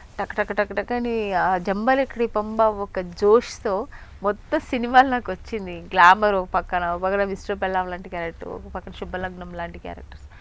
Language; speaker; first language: Telugu; native; Telugu